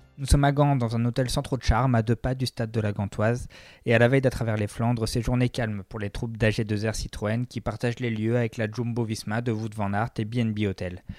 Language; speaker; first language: French; native; French